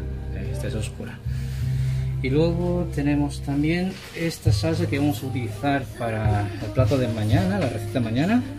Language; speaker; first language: Spanish; non-native, fluent; Chinese